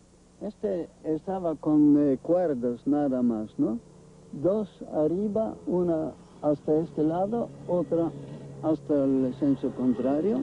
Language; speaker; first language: Spanish; non-native, fluent; Norwegian